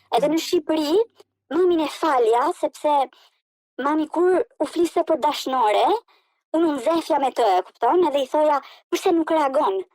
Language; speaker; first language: Albanian; native; Albanian